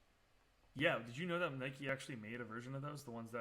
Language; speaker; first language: English; native; English